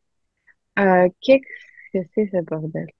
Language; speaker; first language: French; non-native, local second language; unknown